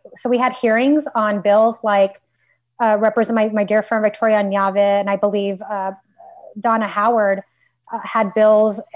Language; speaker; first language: English; native; English